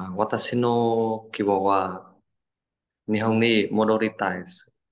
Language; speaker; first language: Japanese; non-native, learner; Vietnamese